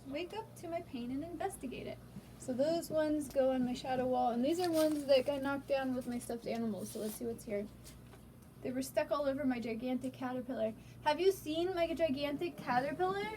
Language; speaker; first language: English; native; English